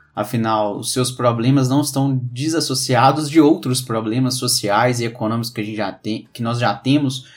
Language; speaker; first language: Portuguese; native; Portuguese